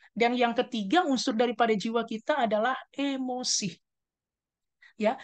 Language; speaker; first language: Indonesian; native; Indonesian